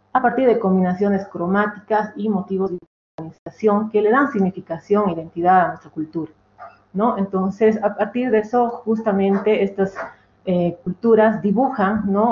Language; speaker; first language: Spanish; native; Spanish